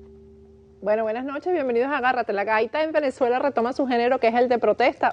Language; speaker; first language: Spanish; native; Spanish